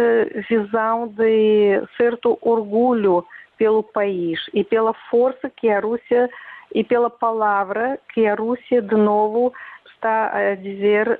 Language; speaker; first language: Portuguese; non-native, fluent; Russian